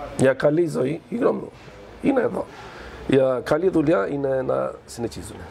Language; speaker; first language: Greek; non-native, fluent; Albanian